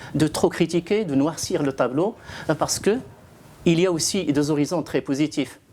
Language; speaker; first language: French; non-native, local second language; Arabic